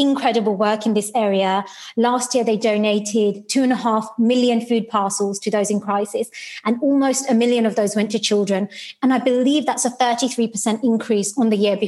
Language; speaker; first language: English; non-native, local second language; Sylheti